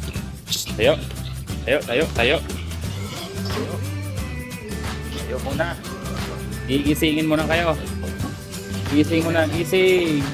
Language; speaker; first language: Filipino; native; Filipino